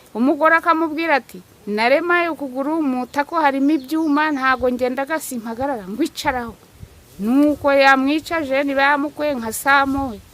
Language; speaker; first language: Kinyarwanda; native; Kinyarwanda